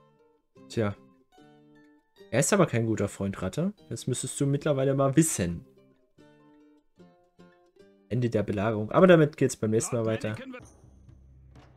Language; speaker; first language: German; native; German